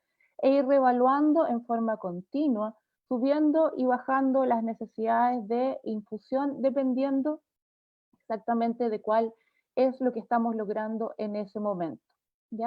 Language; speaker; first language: Spanish; native; Spanish